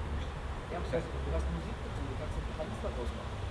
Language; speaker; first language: German; native; German